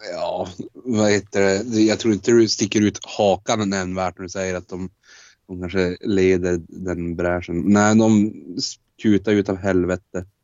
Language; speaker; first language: Swedish; native; Swedish